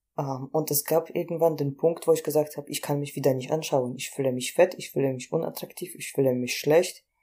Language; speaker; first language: German; non-native, fluent; Polish